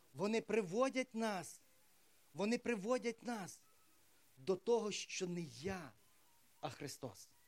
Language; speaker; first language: Ukrainian; native; Ukrainian